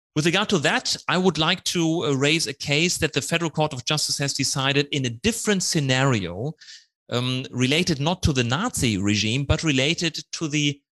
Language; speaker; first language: English; non-native, fluent; German